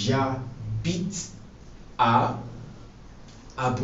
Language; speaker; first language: French; non-native, fluent; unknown